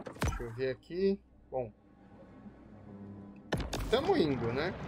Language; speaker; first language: Portuguese; native; Portuguese